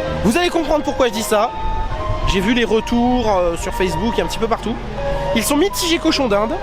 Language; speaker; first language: French; native; French